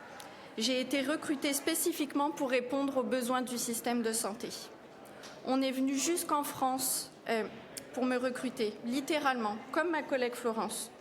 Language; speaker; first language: French; native; French